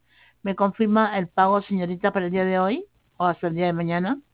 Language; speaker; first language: Spanish; native; Spanish